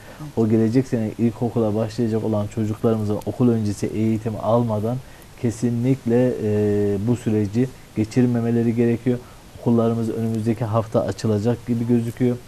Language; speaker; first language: Turkish; native; Turkish